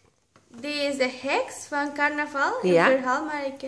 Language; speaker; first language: Dutch; non-native, learner; Spanish